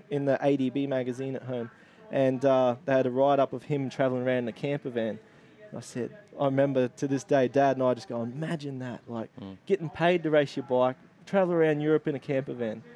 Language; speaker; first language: English; native; English